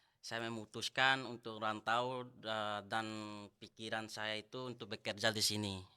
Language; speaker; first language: Indonesian; non-native, local second language; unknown